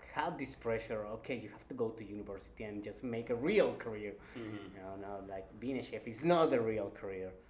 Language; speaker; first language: English; non-native, fluent; Spanish